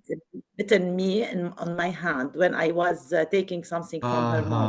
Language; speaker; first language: English; non-native, learner; Arabic